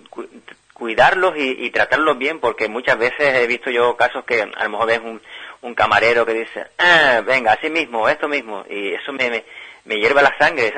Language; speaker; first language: Spanish; native; Spanish